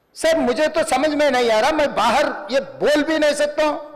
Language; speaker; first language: Hindi; non-native, local second language; Telugu